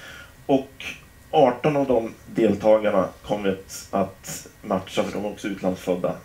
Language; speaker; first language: Swedish; native; Swedish